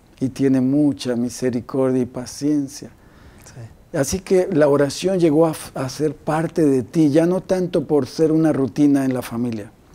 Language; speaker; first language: Spanish; native; Spanish